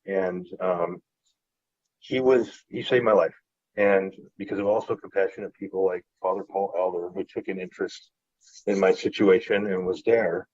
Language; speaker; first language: English; native; English